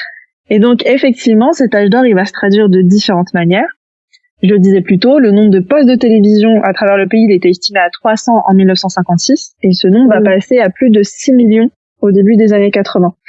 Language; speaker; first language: French; native; French